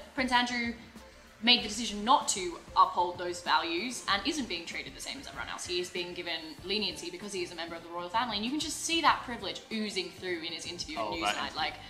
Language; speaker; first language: English; native; English